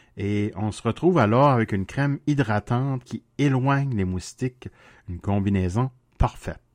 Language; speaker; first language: French; native; French